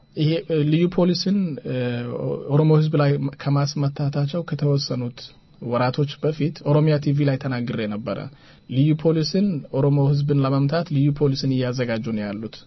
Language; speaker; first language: Amharic; non-native, local second language; Somali